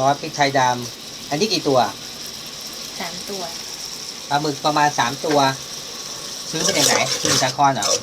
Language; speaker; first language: Thai; native; Thai